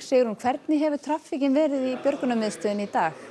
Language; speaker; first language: Icelandic; native; Icelandic